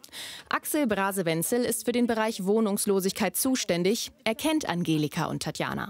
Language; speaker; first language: German; native; German